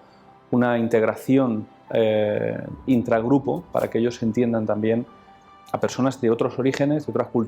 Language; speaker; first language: Spanish; native; Spanish